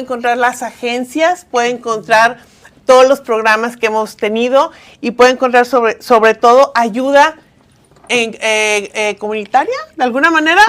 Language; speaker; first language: Spanish; native; Spanish